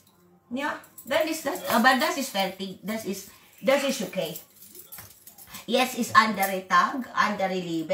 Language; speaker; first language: German; non-native, learner; Waray